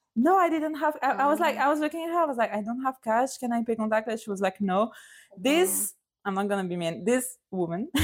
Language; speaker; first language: English; non-native, fluent; French